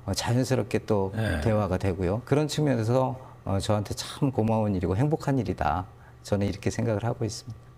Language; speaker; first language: Korean; native; Korean